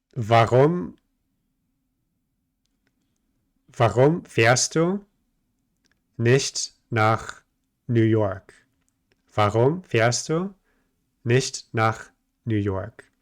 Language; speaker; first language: German; non-native, fluent; English